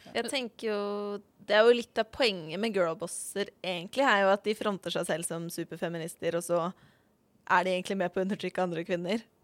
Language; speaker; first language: Norwegian; native; Norwegian